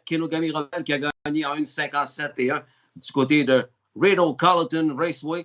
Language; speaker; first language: French; native; French